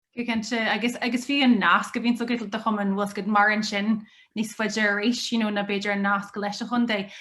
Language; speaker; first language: Irish; native; Irish